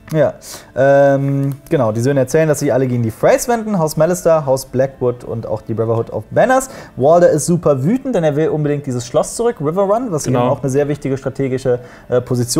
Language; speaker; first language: German; native; German